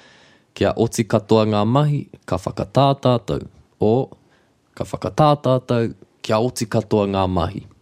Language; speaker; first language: Māori; non-native, local second language; English